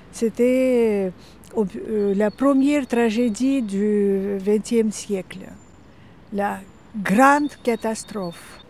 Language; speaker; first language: French; non-native, fluent; Armenian